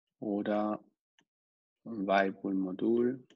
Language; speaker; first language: German; non-native, fluent; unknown